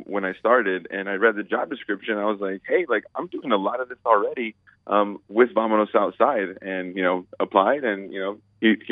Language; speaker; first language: English; native; English